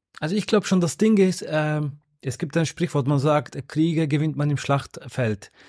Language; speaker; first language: German; early bilingual, other home language; Turkish